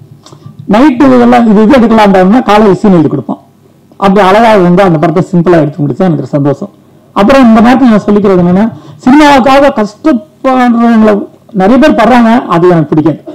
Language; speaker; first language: Tamil; native; Tamil